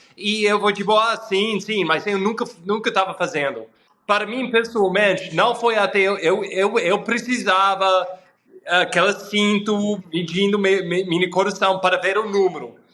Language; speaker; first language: Portuguese; non-native, fluent; English